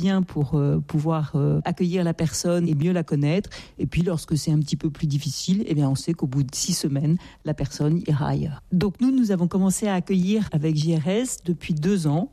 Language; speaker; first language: French; native; French